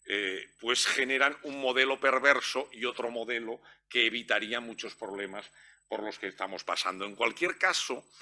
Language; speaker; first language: Spanish; native; Spanish